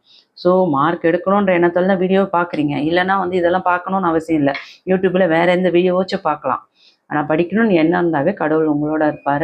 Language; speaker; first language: Tamil; native; Tamil